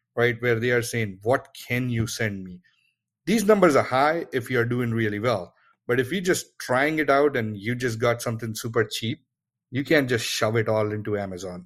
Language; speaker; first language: English; non-native, local second language; Gujarati